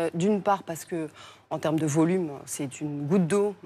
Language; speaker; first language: French; native; French